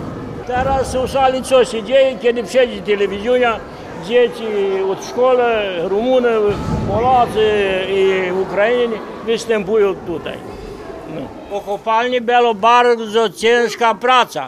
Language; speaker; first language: Polish; early bilingual, heritage; Polish